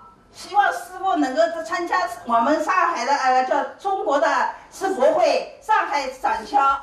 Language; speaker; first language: Chinese; native; Chinese